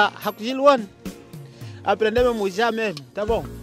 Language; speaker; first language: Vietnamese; non-native, learner; Portuguese